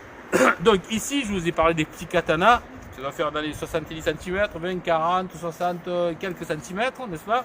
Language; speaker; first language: French; native; French